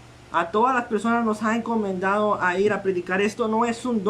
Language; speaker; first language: Spanish; native; Spanish